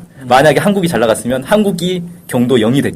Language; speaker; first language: Korean; native; Korean